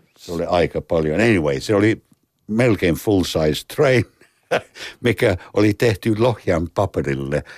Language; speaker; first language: Finnish; non-native, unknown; English